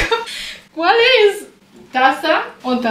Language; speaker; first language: Spanish; non-native, learner; English